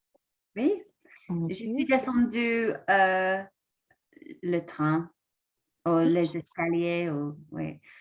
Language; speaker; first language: French; non-native, learner; English